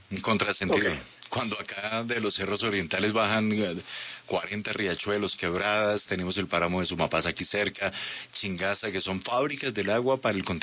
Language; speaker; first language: Spanish; native; Spanish